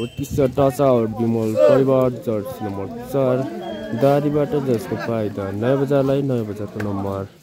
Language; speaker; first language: Nepali; native; Nepali